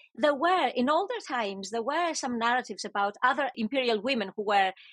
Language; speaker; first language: English; non-native, fluent; Greek